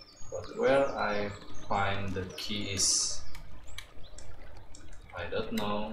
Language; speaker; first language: English; non-native, learner; Indonesian